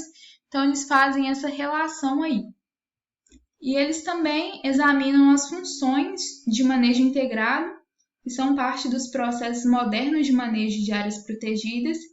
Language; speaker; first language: Portuguese; native; Portuguese